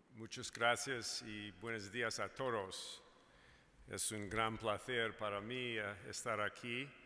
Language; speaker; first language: Spanish; non-native, learner; English